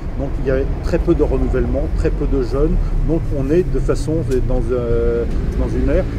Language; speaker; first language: French; native; French